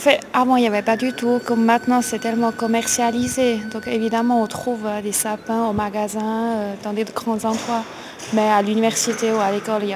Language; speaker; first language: French; non-native, fluent; Chinese